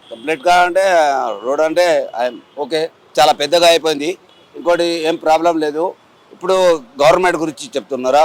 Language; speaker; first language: Telugu; non-native, local second language; Urdu